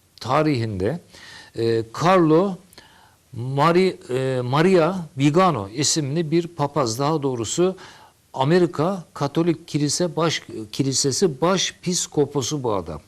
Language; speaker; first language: Turkish; native; Turkish